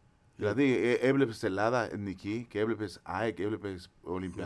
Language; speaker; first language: Greek; non-native, fluent; Spanish